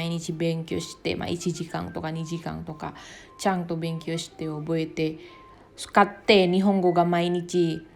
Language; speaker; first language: Japanese; non-native, learner; Indonesian